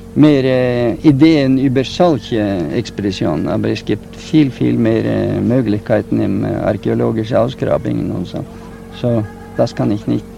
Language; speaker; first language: German; non-native, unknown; Norwegian